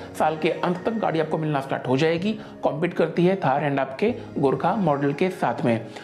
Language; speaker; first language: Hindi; native; Hindi